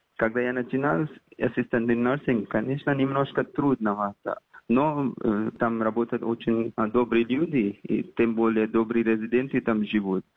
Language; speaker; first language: Russian; non-native, fluent; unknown